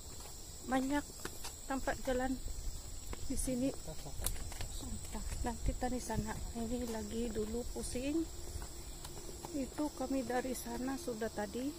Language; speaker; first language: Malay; non-native, learner; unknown